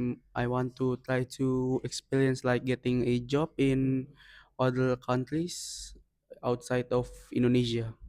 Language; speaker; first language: English; non-native, learner; Indonesian